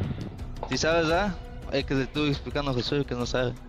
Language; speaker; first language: Spanish; early bilingual, heritage; English